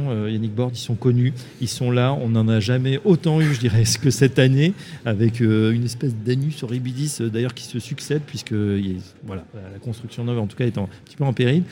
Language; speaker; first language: French; native; French